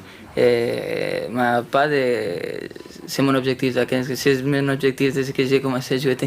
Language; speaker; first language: French; non-native, fluent; Spanish